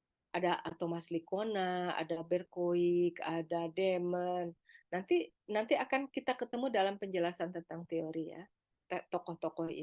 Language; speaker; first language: Indonesian; native; Indonesian